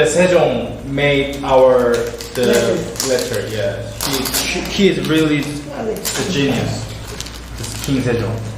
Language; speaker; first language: English; non-native, learner; Korean